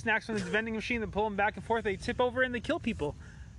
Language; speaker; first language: English; native; English